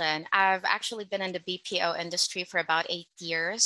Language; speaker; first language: English; non-native, local second language; Filipino